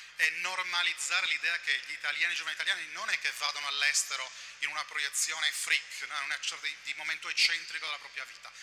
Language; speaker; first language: Italian; native; Italian